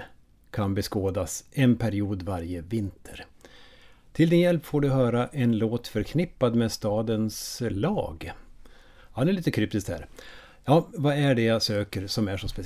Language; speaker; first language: Swedish; native; Swedish